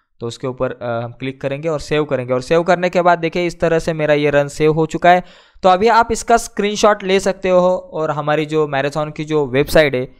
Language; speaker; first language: Hindi; non-native, local second language; Marathi